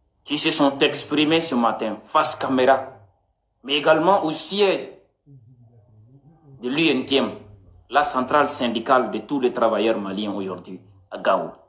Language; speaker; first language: French; non-native, local second language; Bambara